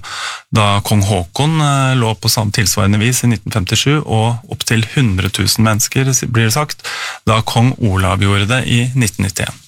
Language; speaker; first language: Norwegian; native; Norwegian